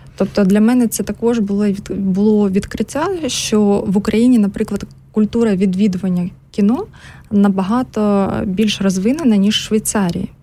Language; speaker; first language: Ukrainian; native; Ukrainian